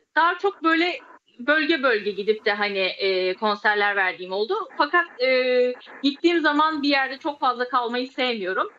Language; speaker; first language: Turkish; early bilingual, other home language; Azerbaijani